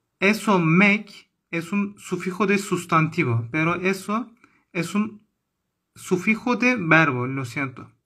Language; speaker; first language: Spanish; non-native, learner; Turkish